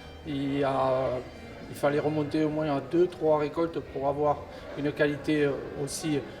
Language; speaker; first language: French; native; French